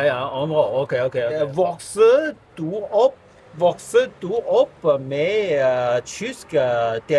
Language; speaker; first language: Danish; non-native, learner; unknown